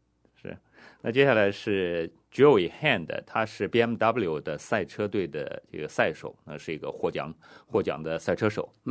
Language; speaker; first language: Chinese; native; Chinese